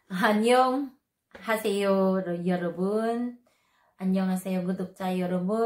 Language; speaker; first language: Korean; non-native, fluent; Filipino